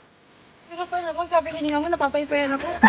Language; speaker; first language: Filipino; native; Filipino